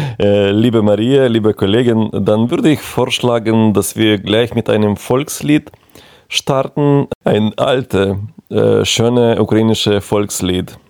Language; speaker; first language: German; non-native, fluent; Ukrainian